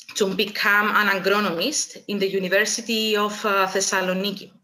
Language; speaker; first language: English; non-native, fluent; Greek